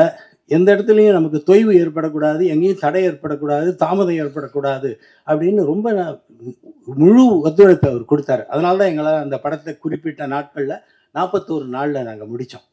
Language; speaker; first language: Tamil; native; Tamil